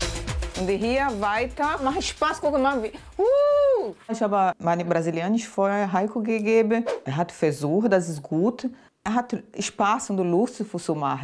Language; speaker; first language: German; non-native, learner; Portuguese